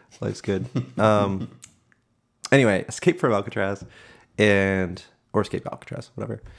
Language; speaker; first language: English; native; English